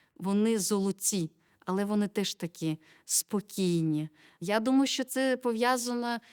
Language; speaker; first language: Ukrainian; non-native, local second language; Crimean Tatar